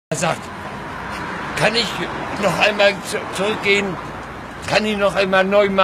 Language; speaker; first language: German; non-native, learner; Pashto